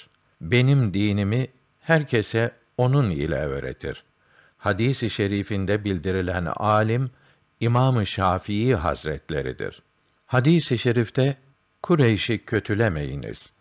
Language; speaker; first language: Turkish; native; Turkish